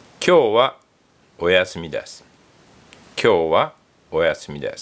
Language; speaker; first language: Japanese; non-native, fluent; English